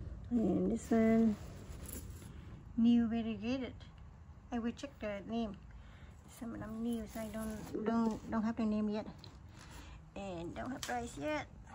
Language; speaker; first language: English; non-native, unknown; Vietnamese